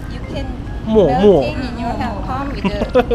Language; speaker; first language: English; non-native, learner; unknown